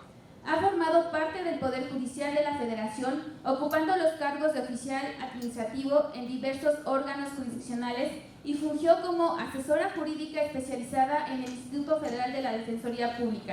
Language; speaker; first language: Spanish; native; Spanish